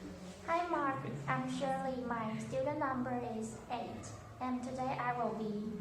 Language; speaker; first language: English; non-native, learner; Chinese